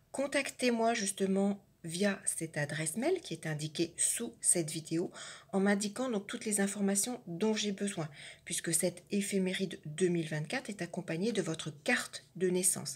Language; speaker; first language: French; native; French